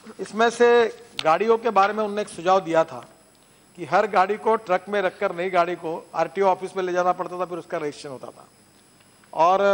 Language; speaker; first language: Hindi; non-native, local second language; Marathi